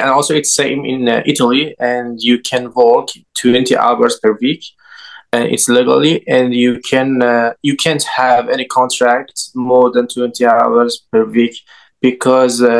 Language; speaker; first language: English; non-native, learner; Persian